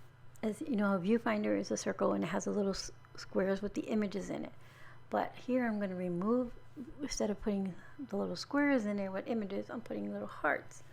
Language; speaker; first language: English; native; English